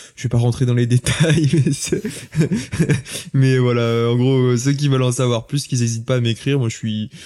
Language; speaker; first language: French; native; French